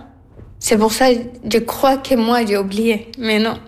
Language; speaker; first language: French; non-native, learner; Arabic